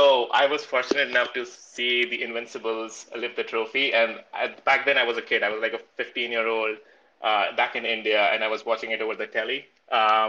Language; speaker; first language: English; non-native, local second language; Hindi